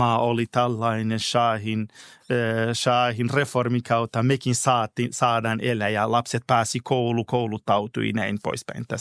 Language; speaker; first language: Finnish; non-native, fluent; Persian